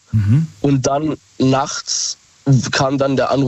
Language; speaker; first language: German; native; German